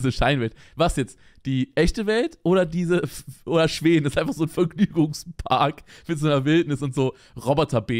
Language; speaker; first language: German; native; German